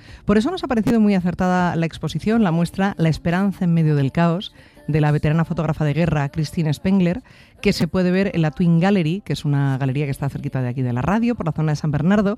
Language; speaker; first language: Spanish; native; Spanish